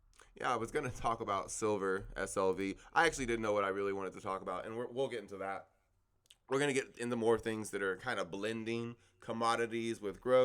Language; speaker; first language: English; native; English